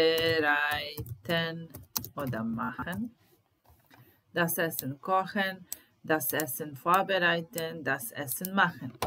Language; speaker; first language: German; non-native, fluent; Serbian